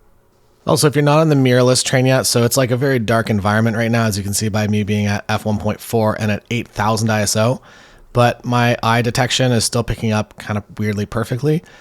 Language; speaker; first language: English; native; English